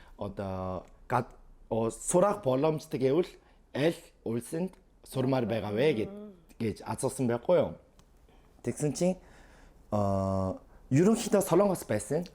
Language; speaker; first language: Mongolian; non-native, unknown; Korean